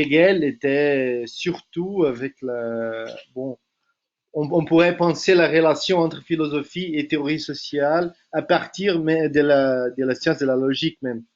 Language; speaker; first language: French; non-native, fluent; Portuguese